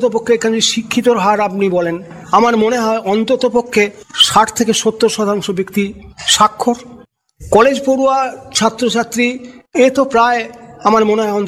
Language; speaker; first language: Bangla; native; Bangla